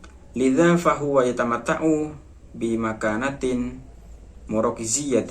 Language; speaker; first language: Arabic; non-native, learner; Indonesian